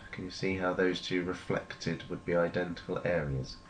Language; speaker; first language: English; native; English